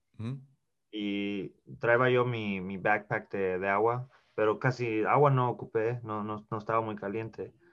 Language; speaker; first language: Spanish; early bilingual, heritage; Spanish